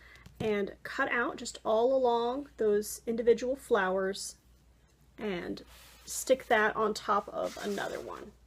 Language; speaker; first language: English; native; English